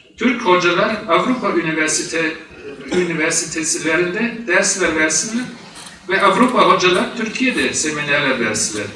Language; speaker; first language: Turkish; non-native, fluent; German